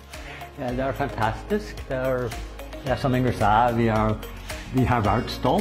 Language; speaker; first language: Norwegian; non-native, learner; English